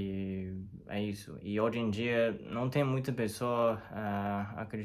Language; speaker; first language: Portuguese; non-native, learner; Chinese